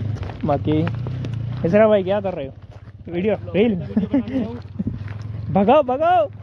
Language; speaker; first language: Hindi; non-native, local second language; Gujarati